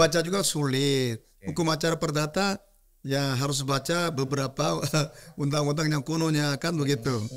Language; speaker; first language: Indonesian; non-native, fluent; Korean